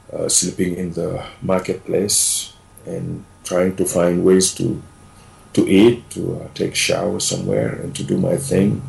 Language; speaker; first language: English; non-native, fluent; Wolof